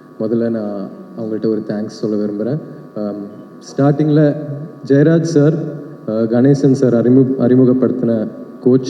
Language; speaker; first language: Tamil; native; Tamil